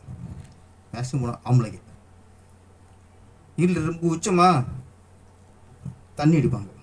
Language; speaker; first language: Tamil; native; Tamil